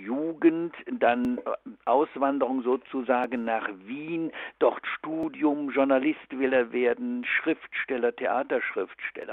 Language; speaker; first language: German; native; German